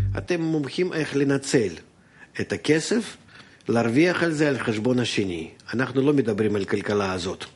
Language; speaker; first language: Hebrew; non-native, fluent; Russian